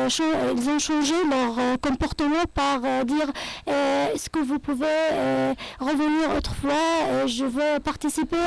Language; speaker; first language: French; non-native, fluent; Arabic